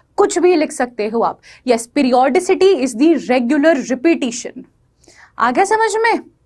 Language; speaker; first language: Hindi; native; Hindi